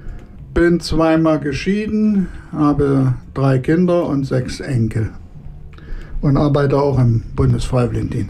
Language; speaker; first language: German; native; German